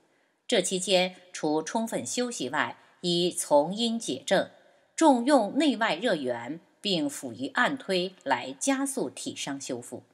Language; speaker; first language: Chinese; native; Chinese